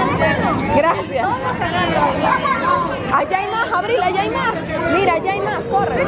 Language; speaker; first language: Spanish; native; Spanish